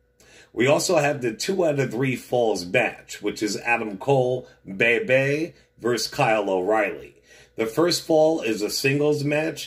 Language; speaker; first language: English; native; English